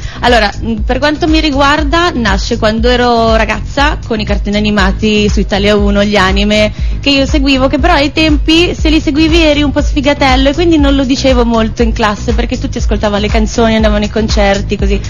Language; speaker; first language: Italian; native; Italian